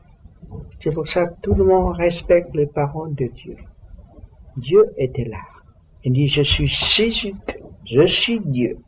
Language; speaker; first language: French; non-native, learner; Vietnamese